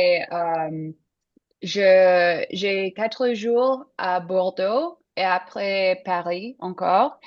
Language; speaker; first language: French; non-native, learner; English